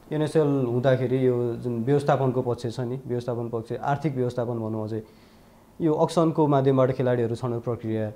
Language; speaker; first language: Nepali; native; Nepali